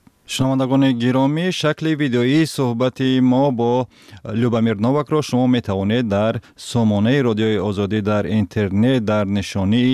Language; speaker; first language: Tajik; native; Tajik